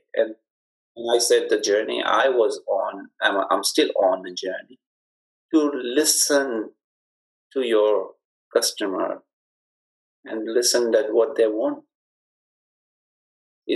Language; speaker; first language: English; non-native, local second language; Urdu